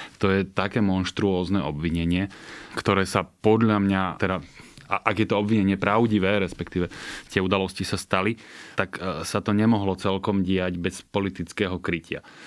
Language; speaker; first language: Slovak; native; Slovak